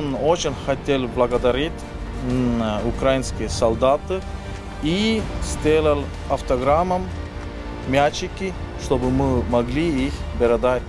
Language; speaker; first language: Russian; non-native, learner; Estonian